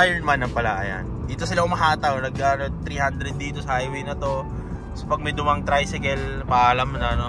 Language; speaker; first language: Filipino; native; Filipino